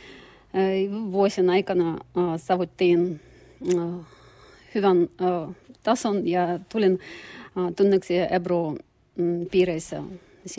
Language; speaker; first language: Finnish; non-native, learner; Russian